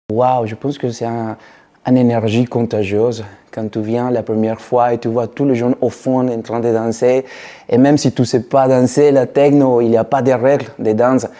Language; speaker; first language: French; non-native, fluent; Spanish